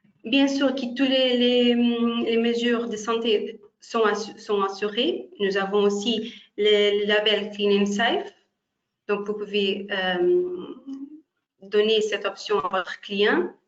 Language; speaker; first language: French; non-native, fluent; Portuguese